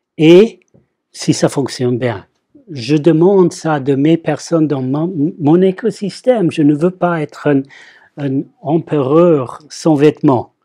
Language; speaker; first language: French; non-native, fluent; English